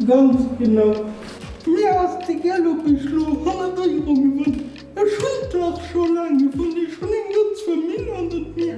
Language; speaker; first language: German; non-native, local second language; Luxembourgish